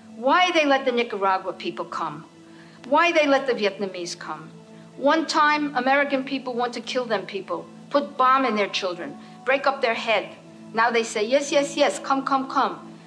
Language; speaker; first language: English; native; English